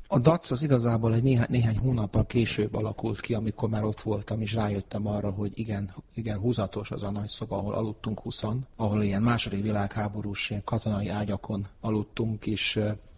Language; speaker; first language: Hungarian; early bilingual, heritage; Hungarian